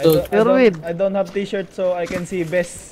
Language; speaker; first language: English; non-native, local second language; Filipino